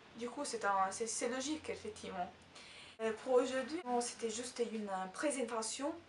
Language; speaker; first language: French; non-native, fluent; Italian